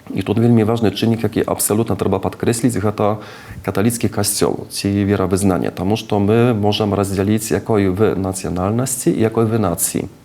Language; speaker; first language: Belarusian; non-native, fluent; Czech